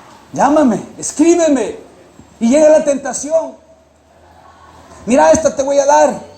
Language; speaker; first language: Spanish; native; Spanish